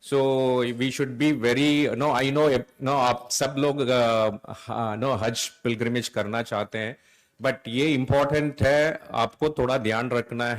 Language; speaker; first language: Hindi; non-native, local second language; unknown